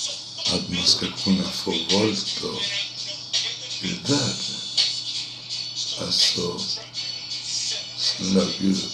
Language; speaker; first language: Swedish; non-native, fluent; Spanish